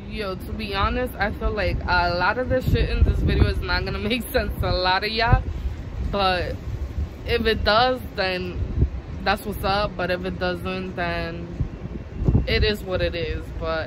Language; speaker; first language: English; native; English